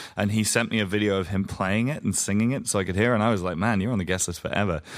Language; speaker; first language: English; native; English